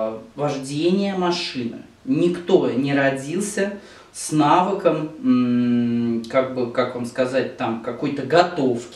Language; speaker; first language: Russian; native; Russian